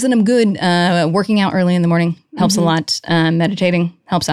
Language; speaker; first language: English; native; English